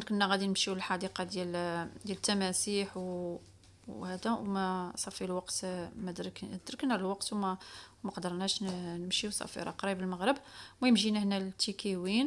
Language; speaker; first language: Arabic; native; Arabic